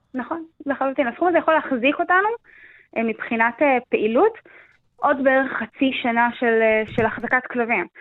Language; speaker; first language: Hebrew; native; Hebrew